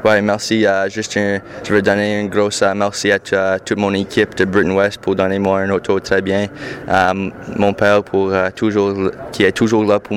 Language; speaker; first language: French; non-native, local second language; English